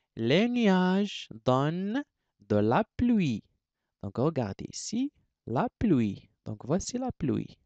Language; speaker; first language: French; non-native, local second language; Arabic